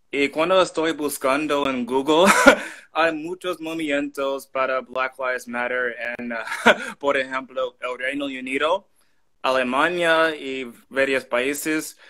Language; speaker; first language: Spanish; non-native, learner; English